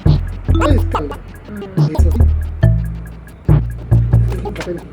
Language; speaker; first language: Spanish; native; Spanish